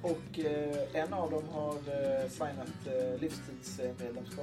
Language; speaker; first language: Swedish; native; Swedish